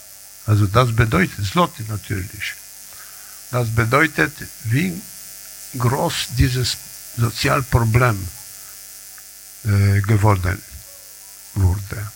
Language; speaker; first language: German; non-native, learner; Polish